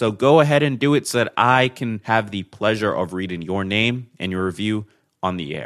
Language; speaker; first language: English; native; English